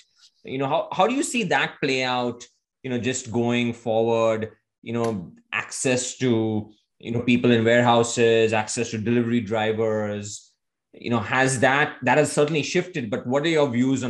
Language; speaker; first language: English; non-native, local second language; Hindi